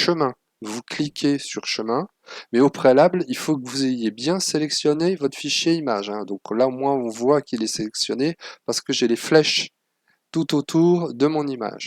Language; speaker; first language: French; native; French